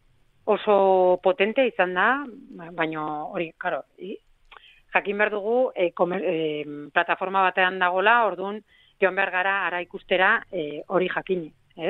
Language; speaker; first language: Basque; non-native, local second language; Spanish